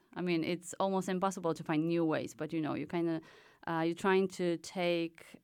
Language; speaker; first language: English; non-native, fluent; Polish